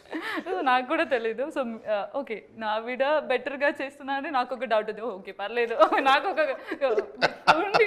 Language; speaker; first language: Telugu; non-native, learner; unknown